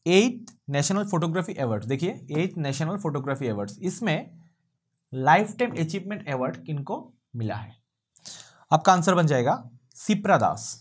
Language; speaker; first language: Hindi; non-native, local second language; Bangla